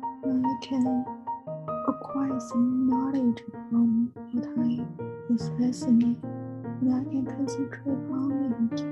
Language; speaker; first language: English; non-native, learner; Chinese